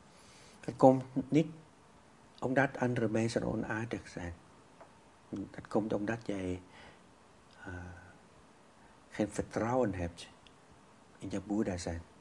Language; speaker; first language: Dutch; non-native, fluent; Vietnamese